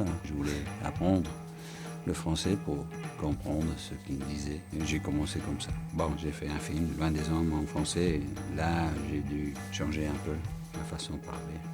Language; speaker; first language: French; non-native, fluent; English